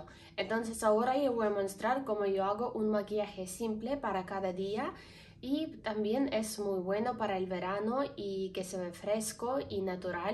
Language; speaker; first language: Spanish; non-native, learner; Ukrainian